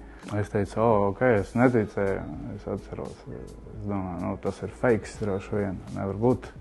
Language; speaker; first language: Latvian; non-native, local second language; Russian